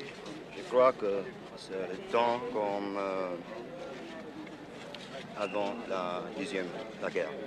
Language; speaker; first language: French; non-native, learner; Czech